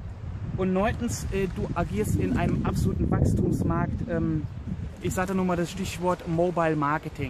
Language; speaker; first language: German; native; German